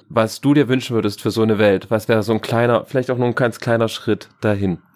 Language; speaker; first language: German; native; German